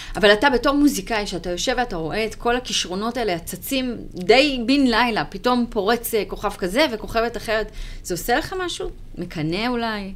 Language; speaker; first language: Hebrew; native; Hebrew